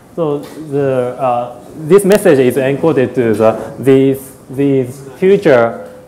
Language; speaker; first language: English; non-native, learner; Japanese